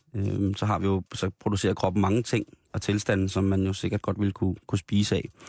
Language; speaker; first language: Danish; native; Danish